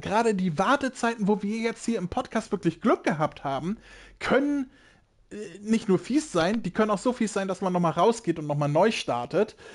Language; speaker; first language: German; native; German